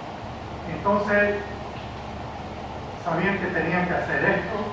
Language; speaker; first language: Spanish; early bilingual, heritage; Spanish